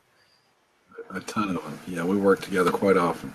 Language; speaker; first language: English; native; English